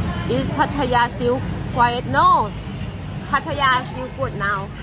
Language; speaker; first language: English; non-native, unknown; Thai